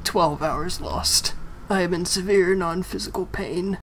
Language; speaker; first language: English; native; English